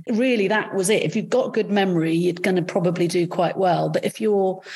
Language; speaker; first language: English; early bilingual, other home language; Arabic